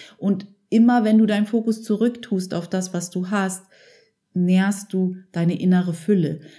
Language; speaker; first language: German; early bilingual, other home language; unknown